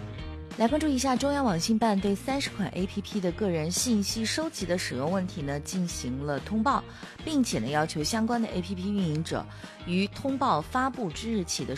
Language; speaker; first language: Chinese; native; Chinese